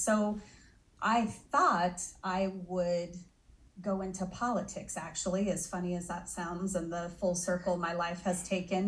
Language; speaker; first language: English; native; English